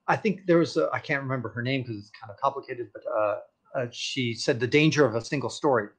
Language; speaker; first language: English; native; English